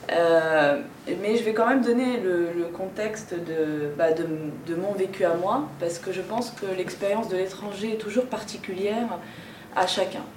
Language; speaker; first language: French; non-native, local second language; Arabic